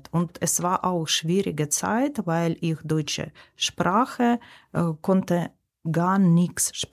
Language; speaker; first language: German; non-native, learner; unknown